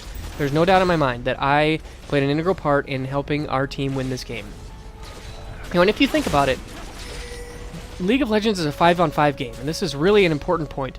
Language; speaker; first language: English; native; English